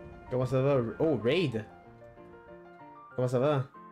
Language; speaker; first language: French; native; French